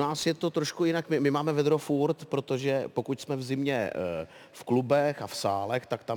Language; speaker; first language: Czech; native; Czech